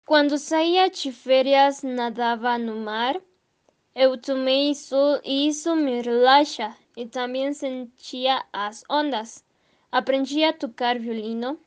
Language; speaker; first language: Portuguese; non-native, learner; Spanish